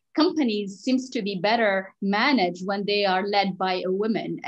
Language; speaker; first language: English; non-native, fluent; Arabic